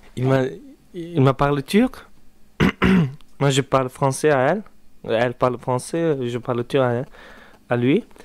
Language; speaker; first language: French; non-native, fluent; Turkish